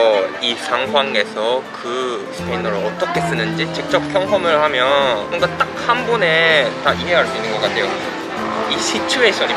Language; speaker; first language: Korean; non-native, learner; Japanese